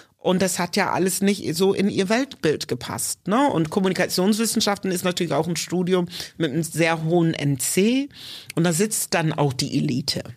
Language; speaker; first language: German; early bilingual, other home language; English